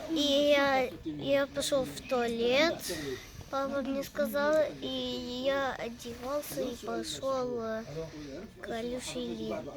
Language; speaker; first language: Russian; early bilingual, heritage; Russian